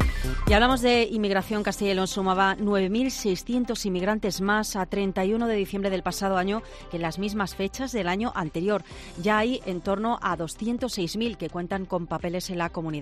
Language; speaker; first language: Spanish; native; Spanish